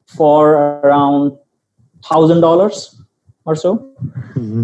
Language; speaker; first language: English; non-native, local second language; Gujarati